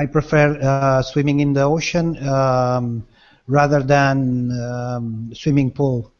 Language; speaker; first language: English; non-native, learner; Spanish